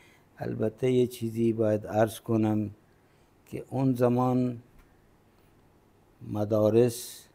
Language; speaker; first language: Persian; non-native, fluent; Punjabi